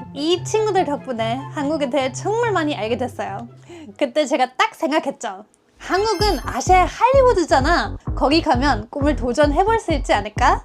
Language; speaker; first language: Korean; non-native, fluent; German